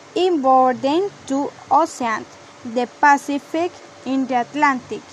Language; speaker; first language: English; non-native, learner; Spanish